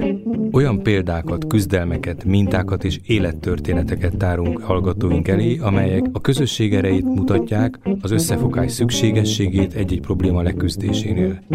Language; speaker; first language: Hungarian; native; Hungarian